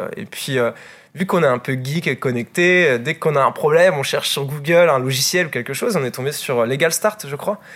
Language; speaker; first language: French; native; French